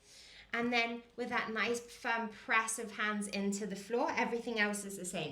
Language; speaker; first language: English; native; English